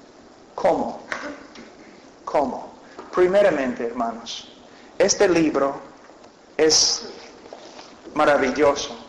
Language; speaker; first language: Spanish; non-native, fluent; English